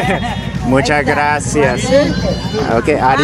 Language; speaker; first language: Spanish; non-native, learner; English